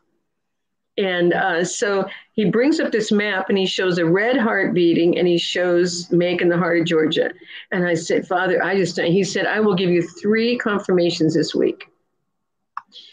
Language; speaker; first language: English; native; English